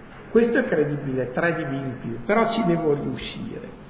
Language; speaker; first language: Italian; native; Italian